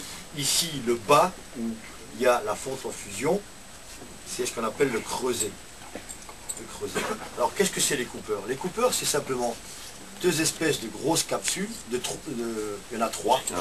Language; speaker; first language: French; native; French